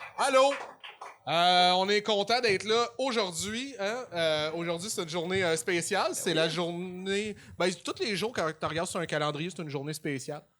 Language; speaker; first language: French; native; French